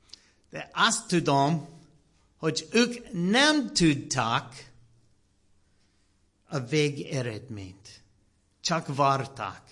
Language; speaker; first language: Hungarian; non-native, learner; English